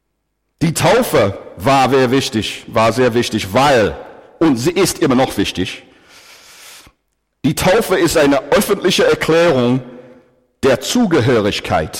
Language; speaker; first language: German; non-native, fluent; English